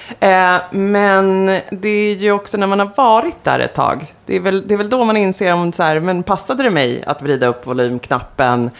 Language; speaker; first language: Swedish; native; Swedish